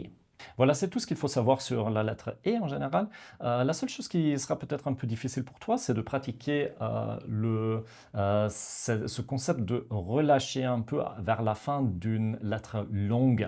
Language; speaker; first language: French; non-native, fluent; Norwegian